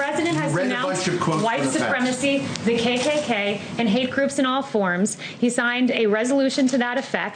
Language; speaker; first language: English; native; English